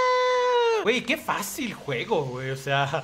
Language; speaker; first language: Spanish; native; Spanish